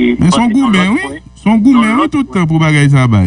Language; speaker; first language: French; non-native, local second language; Haitian Creole